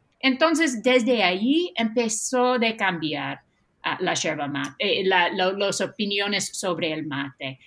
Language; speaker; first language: Spanish; non-native, fluent; English